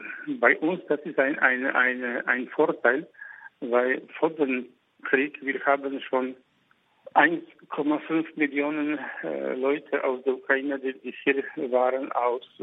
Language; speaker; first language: German; non-native, fluent; Polish